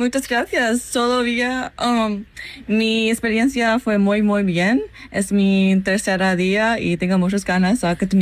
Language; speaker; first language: Spanish; non-native, learner; English